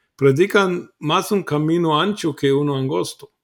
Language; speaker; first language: Spanish; non-native, fluent; German